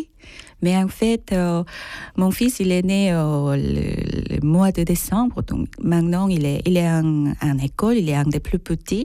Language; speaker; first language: French; non-native, fluent; Korean